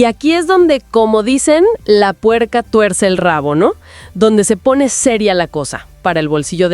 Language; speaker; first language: Spanish; native; Spanish